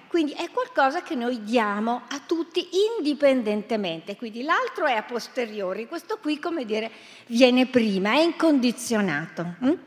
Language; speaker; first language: Italian; native; Italian